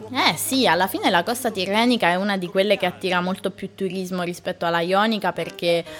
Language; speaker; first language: Italian; native; Italian